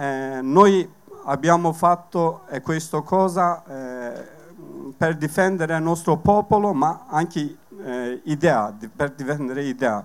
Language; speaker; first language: Italian; non-native, learner; Kurdish